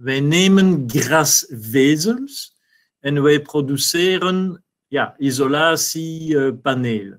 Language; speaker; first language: Dutch; non-native, learner; French